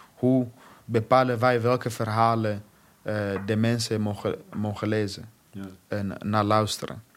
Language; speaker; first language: Dutch; non-native, fluent; Swahili